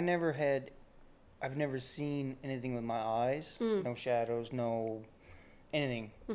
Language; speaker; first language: English; native; English